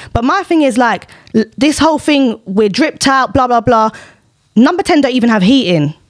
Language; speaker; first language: English; native; English